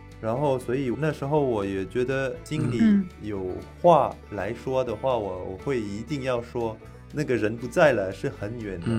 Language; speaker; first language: Chinese; non-native, learner; French